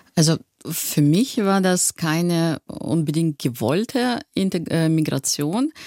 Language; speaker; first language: German; non-native, fluent; Russian